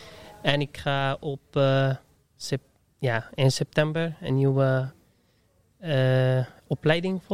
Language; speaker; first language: Dutch; non-native, fluent; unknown